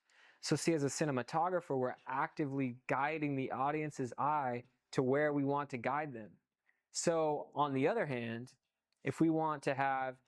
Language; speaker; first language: English; native; English